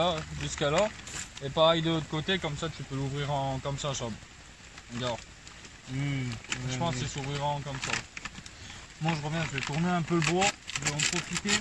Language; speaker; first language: French; native; French